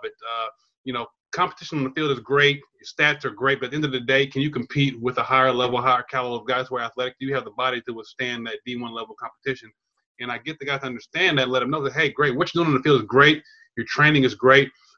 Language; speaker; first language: English; native; English